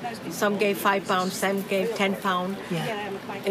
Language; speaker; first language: English; non-native, local second language; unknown